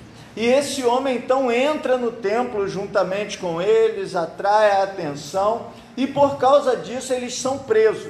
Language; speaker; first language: Portuguese; native; Portuguese